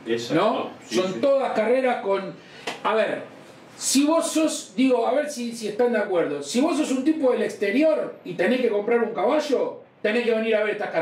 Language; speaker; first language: Spanish; native; Spanish